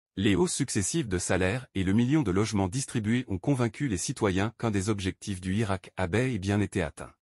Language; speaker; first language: French; non-native, local second language; Arabic